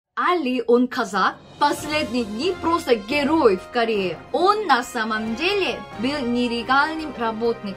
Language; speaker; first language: Russian; non-native, fluent; Korean